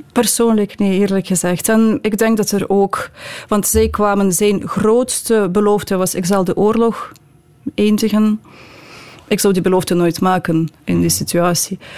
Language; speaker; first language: Dutch; non-native, fluent; Ukrainian